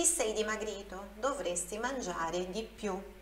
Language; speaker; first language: Italian; non-native, fluent; Portuguese